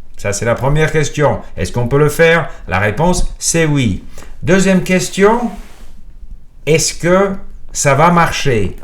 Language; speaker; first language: French; non-native, fluent; English